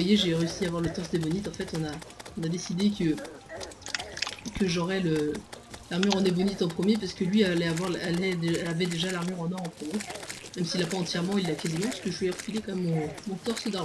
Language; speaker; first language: French; native; French